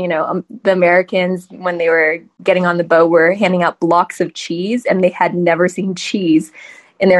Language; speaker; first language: English; early bilingual, other home language; Chinese